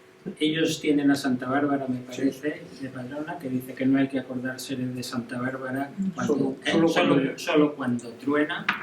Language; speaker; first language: Spanish; native; Spanish